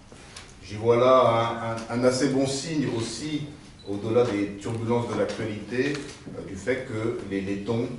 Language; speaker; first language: French; native; French